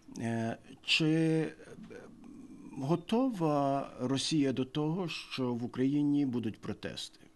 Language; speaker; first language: Ukrainian; native; Ukrainian